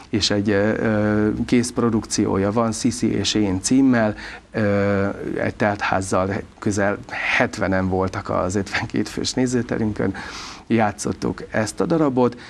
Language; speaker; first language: Hungarian; non-native, local second language; Serbian